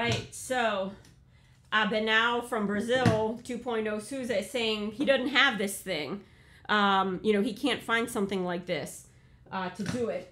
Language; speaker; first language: English; early bilingual, other home language; Portuguese